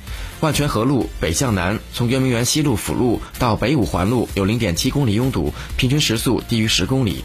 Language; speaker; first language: Chinese; native; Chinese